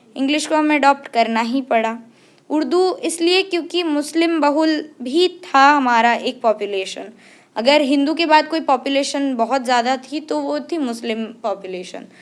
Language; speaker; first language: Hindi; non-native, local second language; Odia